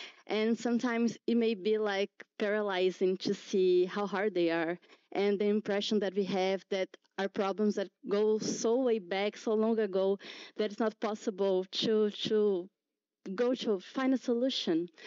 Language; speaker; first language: English; non-native, fluent; Portuguese